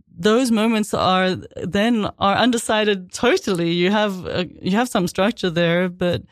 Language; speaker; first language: English; native; English